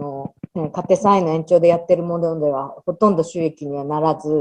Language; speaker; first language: Japanese; native; Japanese